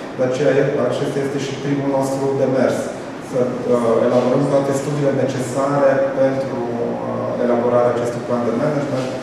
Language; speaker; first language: Romanian; native; Romanian